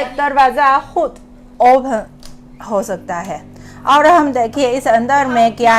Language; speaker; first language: Urdu; non-native, fluent; Chinese